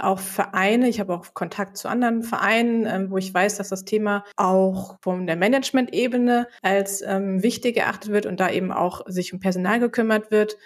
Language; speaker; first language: German; native; German